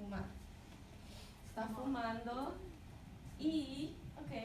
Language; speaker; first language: Spanish; non-native, fluent; English